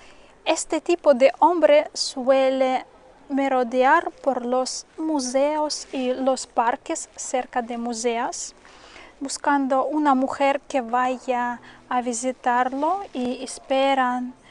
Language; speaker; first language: Spanish; non-native, fluent; Russian